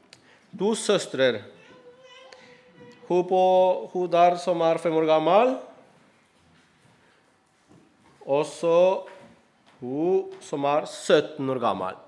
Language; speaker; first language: Norwegian; non-native, fluent; Spanish